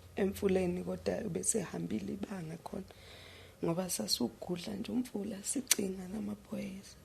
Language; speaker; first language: Zulu; native; Zulu